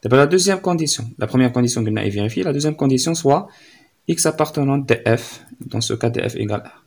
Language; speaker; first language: French; non-native, local second language; Arabic